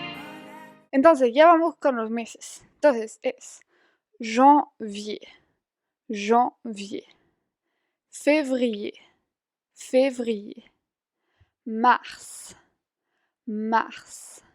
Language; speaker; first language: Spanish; non-native, fluent; French